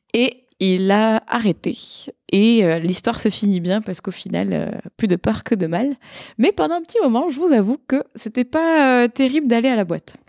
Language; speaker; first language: French; native; French